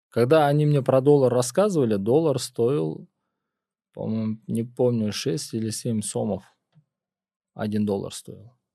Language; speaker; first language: Russian; non-native, local second language; Kyrgyz